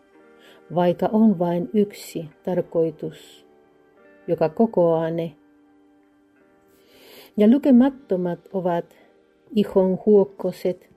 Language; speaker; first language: Finnish; non-native, fluent; Spanish